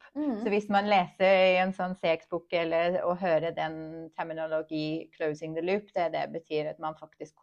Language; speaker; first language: Norwegian; non-native, fluent; English